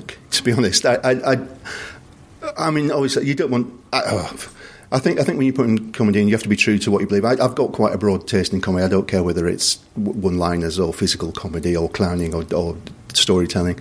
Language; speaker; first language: English; native; English